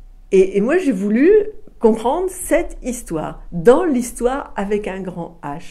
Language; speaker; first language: French; native; French